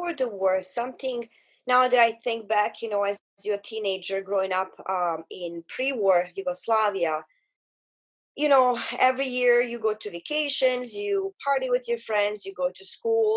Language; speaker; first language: English; non-native, fluent; Bosnian